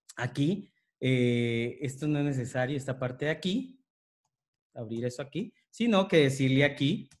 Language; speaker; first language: Spanish; native; Spanish